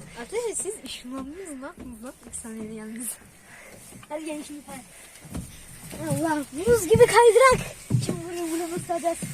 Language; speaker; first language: Turkish; native; Turkish